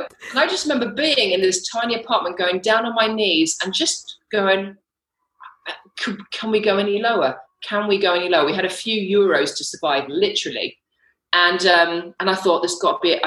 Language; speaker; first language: English; native; English